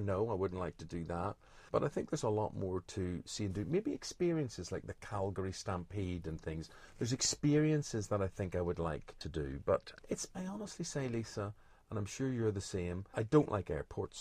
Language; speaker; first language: English; native; English